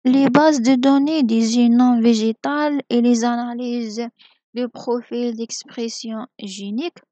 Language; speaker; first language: French; non-native, local second language; Arabic